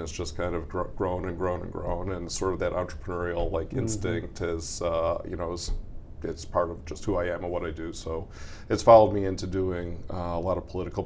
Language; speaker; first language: English; native; English